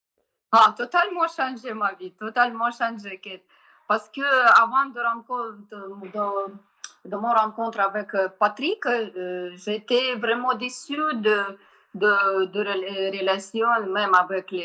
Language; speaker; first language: French; non-native, learner; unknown